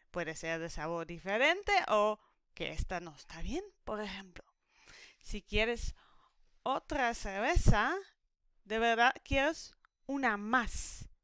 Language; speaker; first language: Spanish; non-native, fluent; Dutch